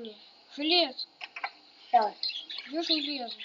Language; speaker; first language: Russian; native; Russian